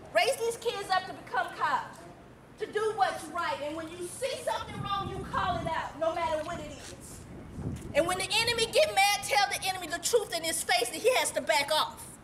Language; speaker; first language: English; native; English